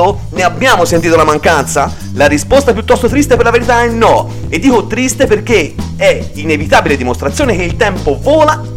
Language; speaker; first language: Italian; native; Italian